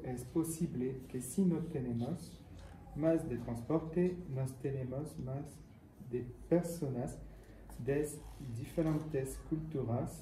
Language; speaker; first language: Spanish; non-native, learner; French